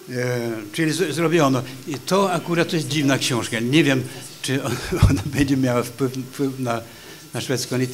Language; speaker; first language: Polish; non-native, fluent; Swedish